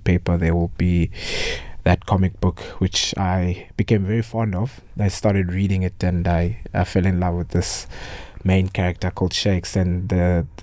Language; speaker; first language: English; non-native, local second language; Xhosa